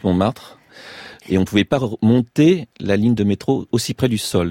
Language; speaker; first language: French; native; French